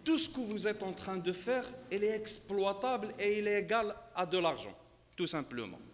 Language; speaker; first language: French; non-native, local second language; Arabic